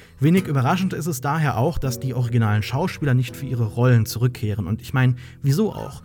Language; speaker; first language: German; native; German